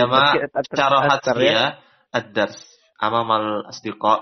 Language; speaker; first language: Arabic; non-native, fluent; Indonesian